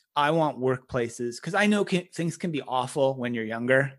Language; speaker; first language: English; native; English